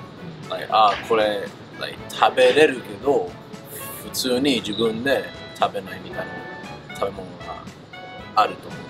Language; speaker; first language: Japanese; early bilingual, heritage; English